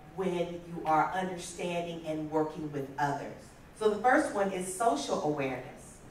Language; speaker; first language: English; native; English